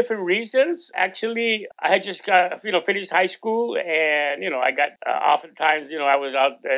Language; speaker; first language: English; non-native, local second language; Spanish